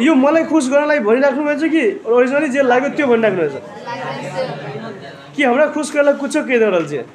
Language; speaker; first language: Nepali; non-native, local second language; Maithili